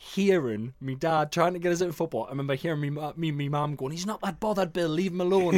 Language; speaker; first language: English; native; English